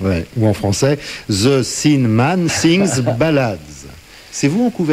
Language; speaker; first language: French; native; French